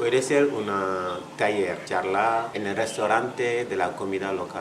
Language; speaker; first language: Spanish; non-native, fluent; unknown